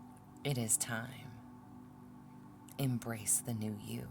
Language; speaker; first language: English; native; English